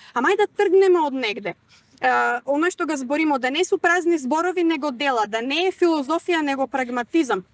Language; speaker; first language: Macedonian; non-native, local second language; Serbian